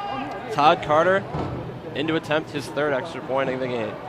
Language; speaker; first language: English; native; English